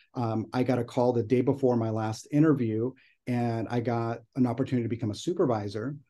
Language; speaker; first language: English; native; English